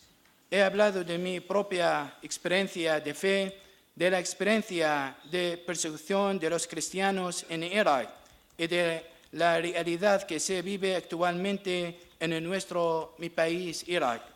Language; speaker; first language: Spanish; non-native, learner; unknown